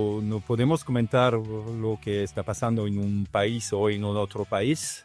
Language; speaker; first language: Spanish; non-native, learner; Italian